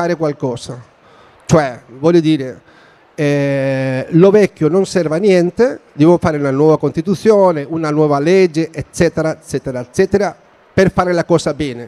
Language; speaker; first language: Italian; non-native, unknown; Spanish